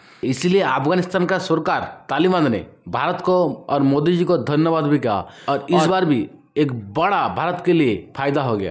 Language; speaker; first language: Hindi; non-native, local second language; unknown